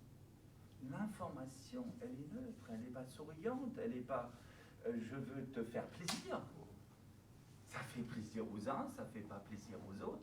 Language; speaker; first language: French; non-native, fluent; German